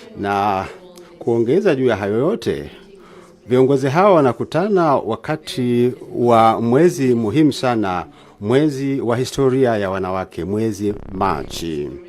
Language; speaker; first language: Swahili; native; Swahili